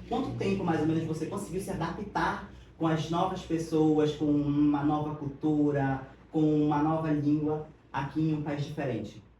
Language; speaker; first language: Portuguese; native; Portuguese